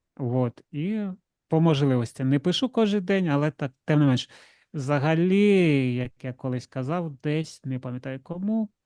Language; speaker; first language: Ukrainian; non-native, local second language; Russian